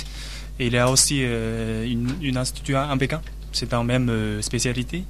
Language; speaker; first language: French; non-native, learner; Chinese